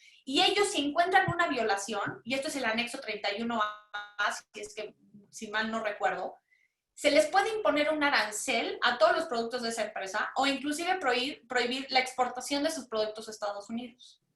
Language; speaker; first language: Spanish; native; Spanish